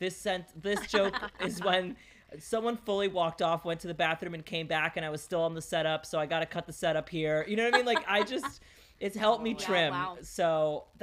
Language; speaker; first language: English; early bilingual, other home language; Greek